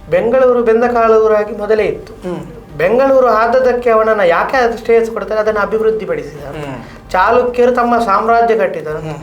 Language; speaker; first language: Kannada; non-native, local second language; Tulu